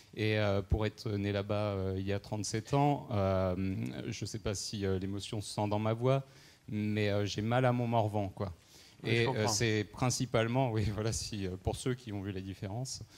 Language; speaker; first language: French; native; French